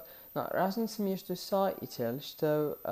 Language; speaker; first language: Russian; non-native, fluent; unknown